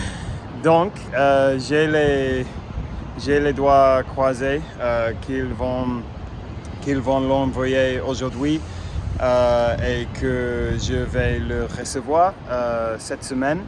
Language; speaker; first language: French; non-native, fluent; English